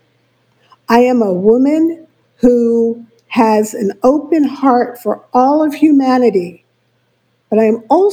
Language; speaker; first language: English; native; English